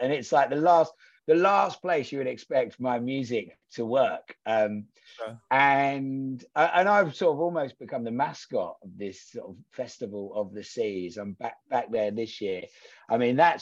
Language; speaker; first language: English; native; English